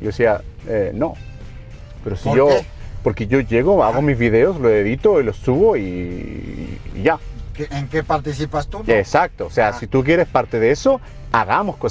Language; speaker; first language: Spanish; native; Spanish